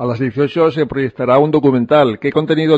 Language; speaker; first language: Spanish; native; Spanish